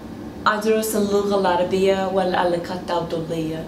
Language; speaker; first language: Arabic; non-native, learner; English